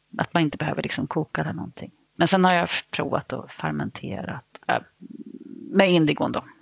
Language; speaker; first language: Swedish; native; Swedish